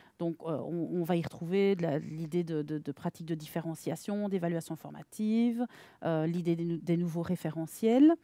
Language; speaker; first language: French; native; French